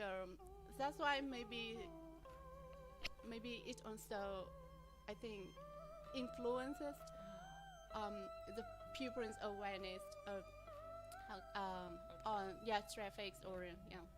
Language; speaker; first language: English; non-native, learner; Vietnamese